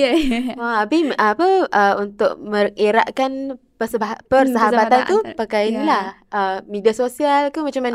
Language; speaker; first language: Malay; native; Malay